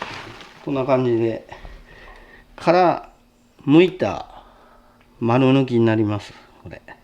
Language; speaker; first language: Japanese; native; Japanese